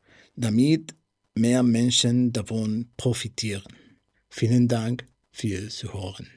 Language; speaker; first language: German; non-native, learner; Spanish